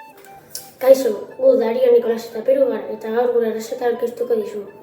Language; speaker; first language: Basque; non-native, local second language; Spanish